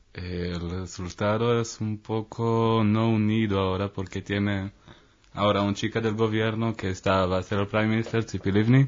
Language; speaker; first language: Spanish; non-native, learner; Hebrew